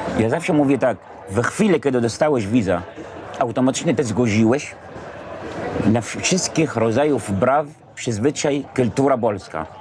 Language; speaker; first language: Polish; non-native, fluent; Arabic